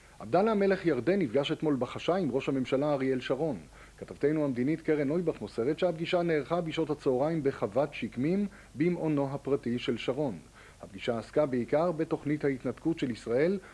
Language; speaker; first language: Hebrew; native; Hebrew